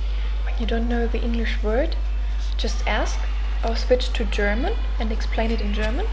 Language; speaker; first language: English; non-native, fluent; German